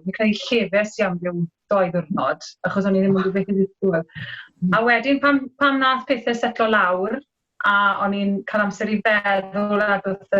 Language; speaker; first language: Welsh; native; Welsh